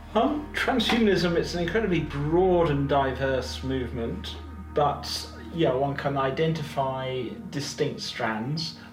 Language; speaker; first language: English; native; English